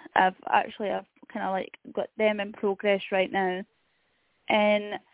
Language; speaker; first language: English; native; English